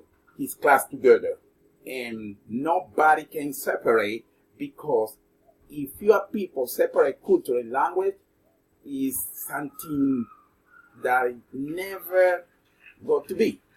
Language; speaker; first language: English; non-native, learner; Spanish